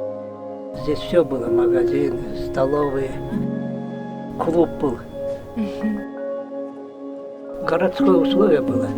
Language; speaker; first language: Russian; non-native, local second language; Kyrgyz